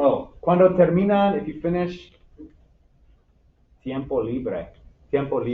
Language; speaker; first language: Spanish; non-native, fluent; English